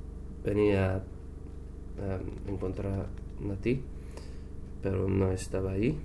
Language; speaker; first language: Spanish; non-native, learner; English